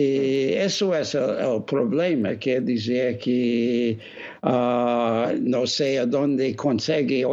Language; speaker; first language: Spanish; non-native, fluent; English